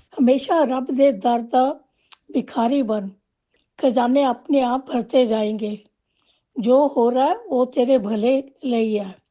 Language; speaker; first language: Hindi; non-native, local second language; Punjabi